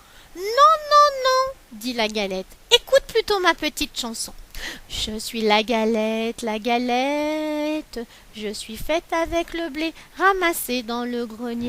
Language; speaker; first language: French; native; French